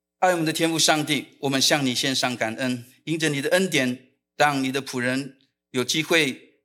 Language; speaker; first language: Chinese; non-native, local second language; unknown